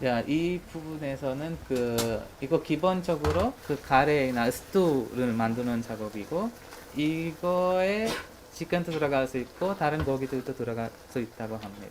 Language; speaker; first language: Korean; non-native, learner; Hungarian